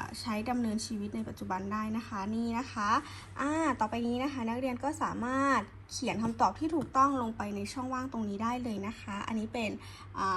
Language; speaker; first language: Thai; native; Thai